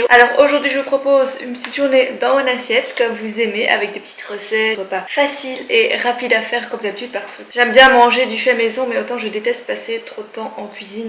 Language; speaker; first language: French; native; French